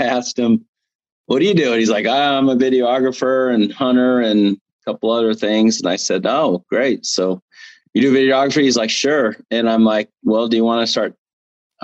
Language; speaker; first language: English; native; English